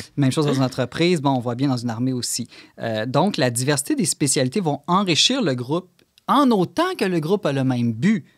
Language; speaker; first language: French; native; French